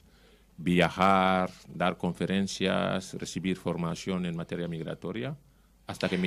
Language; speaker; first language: Spanish; non-native, fluent; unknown